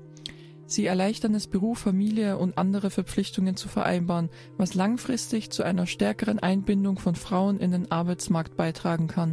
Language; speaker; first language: German; native; German